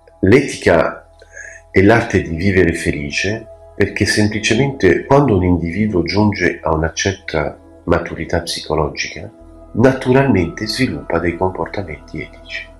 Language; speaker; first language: Italian; non-native, fluent; French